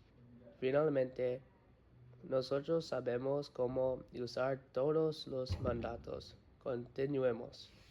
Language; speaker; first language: Spanish; non-native, learner; English